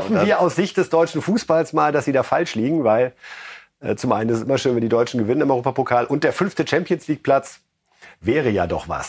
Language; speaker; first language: German; native; German